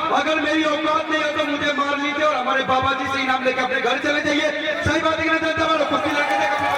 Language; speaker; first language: Hindi; native; Hindi